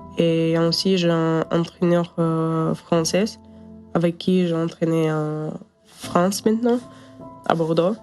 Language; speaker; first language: French; non-native, learner; Ukrainian